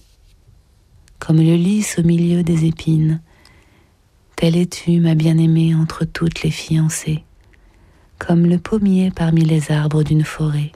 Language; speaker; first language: French; native; French